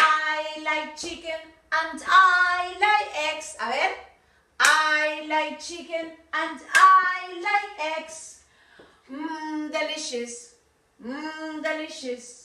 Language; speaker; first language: English; non-native, fluent; Spanish